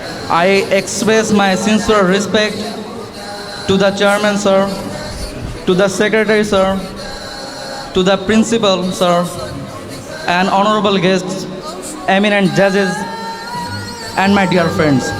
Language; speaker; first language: English; non-native, local second language; Bangla